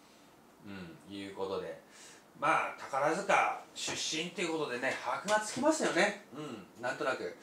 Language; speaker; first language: Japanese; native; Japanese